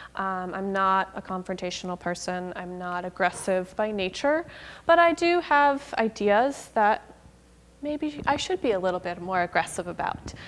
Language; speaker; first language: English; native; English